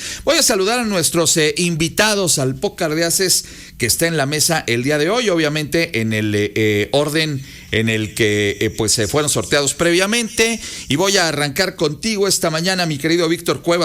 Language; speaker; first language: Spanish; native; Spanish